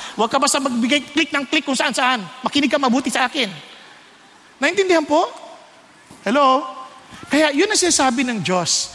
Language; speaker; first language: Filipino; native; Filipino